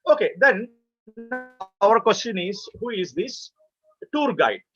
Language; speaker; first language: English; non-native, local second language; Malayalam